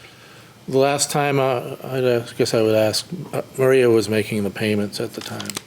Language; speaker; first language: English; native; English